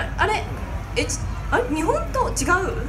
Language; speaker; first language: Japanese; non-native, fluent; Chinese